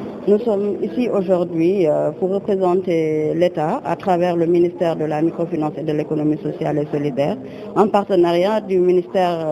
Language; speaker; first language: French; native; French